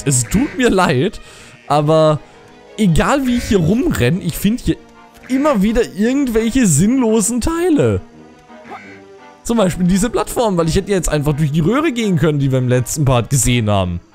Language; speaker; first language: German; native; German